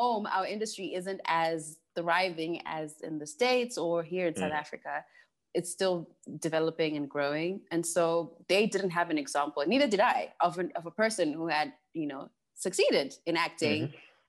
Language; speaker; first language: English; non-native, local second language; Shona